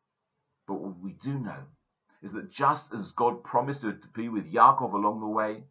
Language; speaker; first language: English; native; English